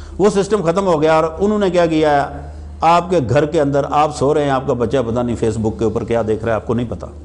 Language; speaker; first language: Urdu; non-native, local second language; Punjabi